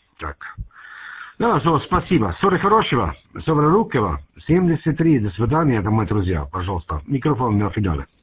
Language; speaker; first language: Russian; non-native, learner; German